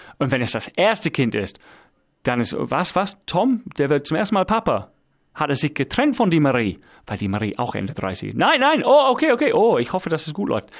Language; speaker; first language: German; non-native, fluent; English